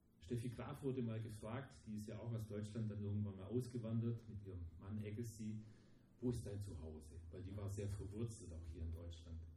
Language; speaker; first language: German; early bilingual, heritage; German